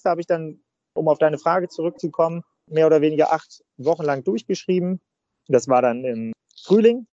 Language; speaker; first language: German; native; German